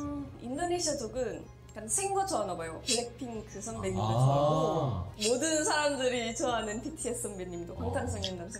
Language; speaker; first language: Korean; non-native, fluent; Indonesian